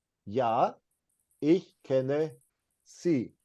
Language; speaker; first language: German; non-native, fluent; English